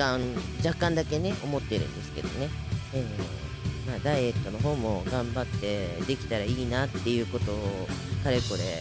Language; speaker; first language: Japanese; native; Japanese